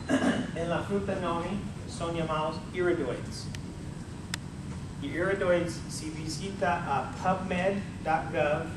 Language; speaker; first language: Spanish; early bilingual, heritage; English